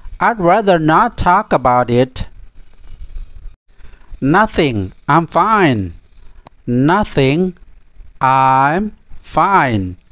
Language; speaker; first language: English; non-native, fluent; Indonesian